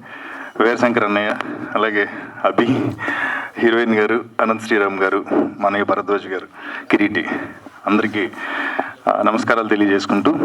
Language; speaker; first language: Telugu; native; Telugu